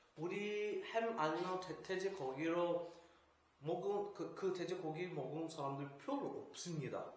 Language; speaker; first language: Korean; non-native, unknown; Uzbek